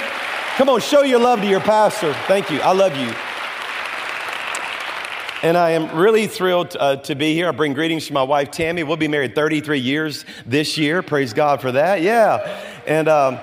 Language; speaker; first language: English; native; English